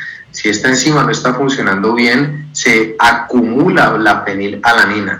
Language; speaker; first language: Spanish; native; Spanish